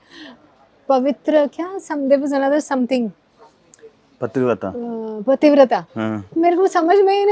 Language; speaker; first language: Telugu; non-native, learner; Hindi